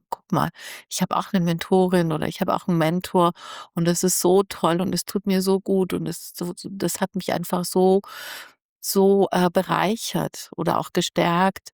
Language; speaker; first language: German; native; German